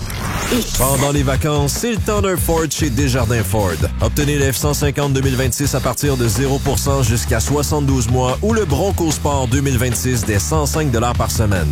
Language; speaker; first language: French; native; French